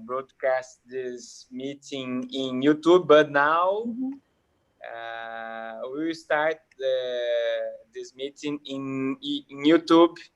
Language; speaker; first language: English; non-native, learner; Portuguese